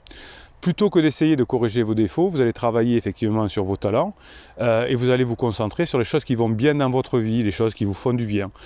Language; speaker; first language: French; native; French